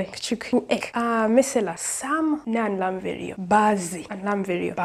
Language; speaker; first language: Turkish; non-native, learner; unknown